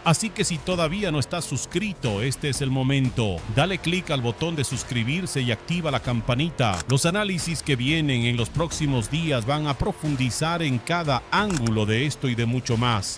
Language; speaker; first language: Spanish; native; Spanish